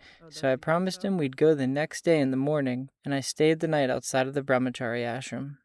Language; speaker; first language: English; native; English